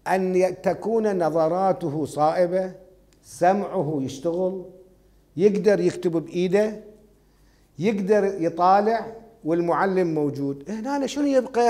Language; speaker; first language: Arabic; native; Arabic